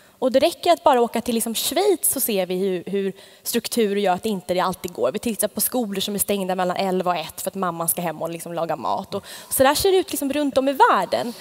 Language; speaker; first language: Swedish; native; Swedish